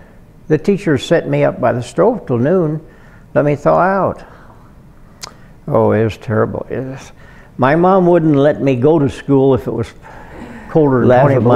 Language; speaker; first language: English; native; English